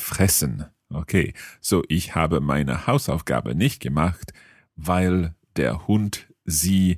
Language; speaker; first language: German; non-native, learner; English